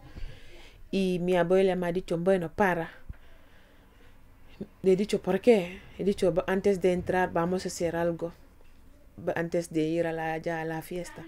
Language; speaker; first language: Spanish; non-native, fluent; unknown